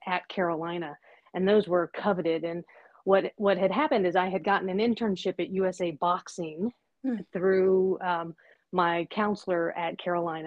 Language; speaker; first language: English; native; English